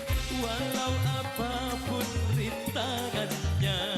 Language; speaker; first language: Indonesian; non-native, local second language; Sasak